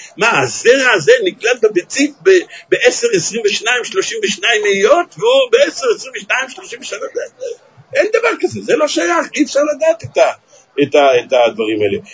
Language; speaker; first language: Hebrew; native; Hebrew